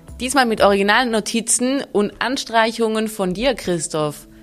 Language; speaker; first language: German; native; German